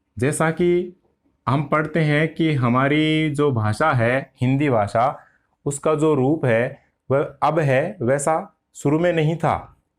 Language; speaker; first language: Hindi; native; Hindi